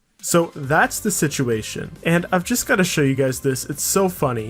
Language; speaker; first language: English; native; English